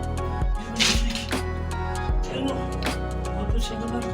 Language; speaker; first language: French; native; French